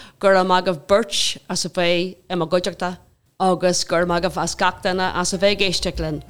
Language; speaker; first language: Irish; non-native, local second language; English